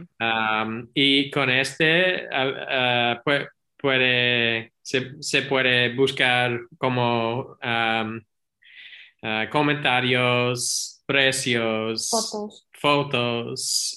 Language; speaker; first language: Spanish; non-native, learner; English